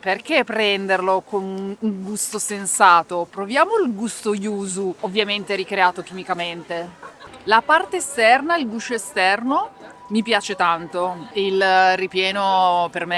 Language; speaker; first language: Italian; native; Italian